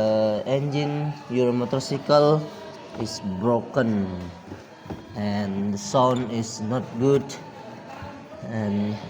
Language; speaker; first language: English; non-native, learner; Indonesian